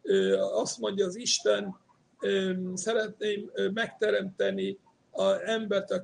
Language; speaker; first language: Hungarian; non-native, fluent; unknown